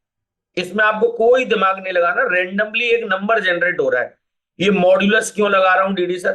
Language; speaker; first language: Hindi; native; Hindi